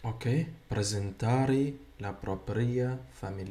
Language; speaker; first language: Italian; non-native, learner; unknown